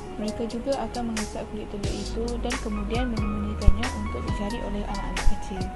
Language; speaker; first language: Malay; native; Malay